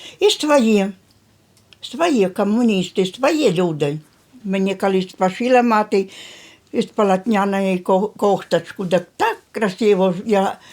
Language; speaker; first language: Ukrainian; native; Ukrainian